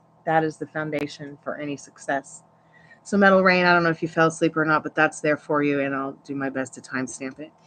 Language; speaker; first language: English; native; English